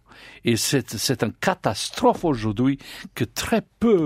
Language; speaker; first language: French; non-native, learner; English